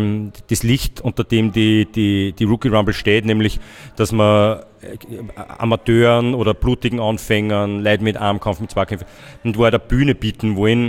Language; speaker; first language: German; native; German